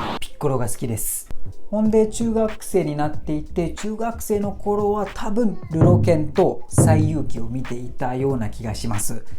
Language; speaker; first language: Japanese; non-native, fluent; Malay